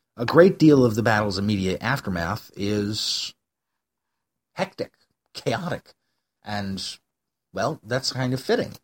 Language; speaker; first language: English; native; English